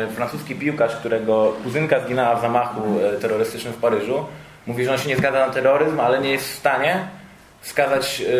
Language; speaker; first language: Polish; native; Polish